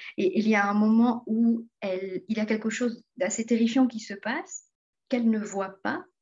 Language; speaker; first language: French; non-native, local second language; Morisyen